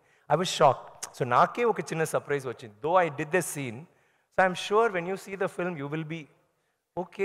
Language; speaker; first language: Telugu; non-native, learner; Tamil